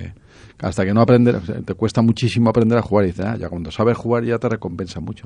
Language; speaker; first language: Spanish; native; Spanish